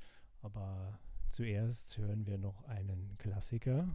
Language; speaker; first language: German; native; German